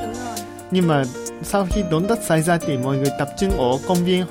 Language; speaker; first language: Vietnamese; non-native, learner; Japanese